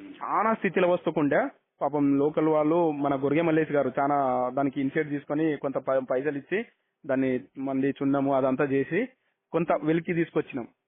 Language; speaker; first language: Telugu; non-native, local second language; Kannada